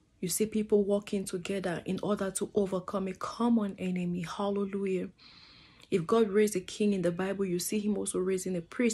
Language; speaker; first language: English; non-native, fluent; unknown